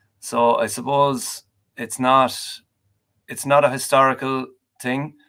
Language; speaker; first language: English; native; English